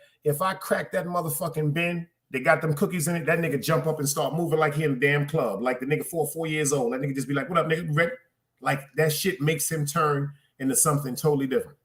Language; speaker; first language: English; native; English